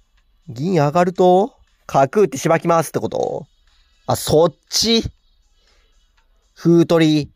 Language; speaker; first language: Japanese; native; Japanese